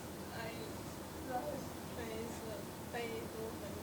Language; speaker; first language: English; non-native, learner; Chinese